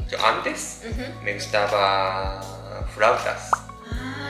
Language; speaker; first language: Spanish; non-native, learner; Japanese